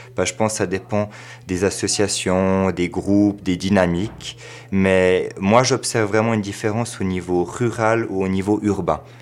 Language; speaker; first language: French; native; French